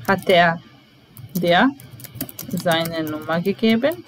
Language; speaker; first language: German; non-native, fluent; Italian